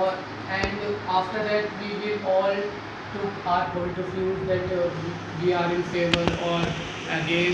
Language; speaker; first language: English; non-native, learner; Hindi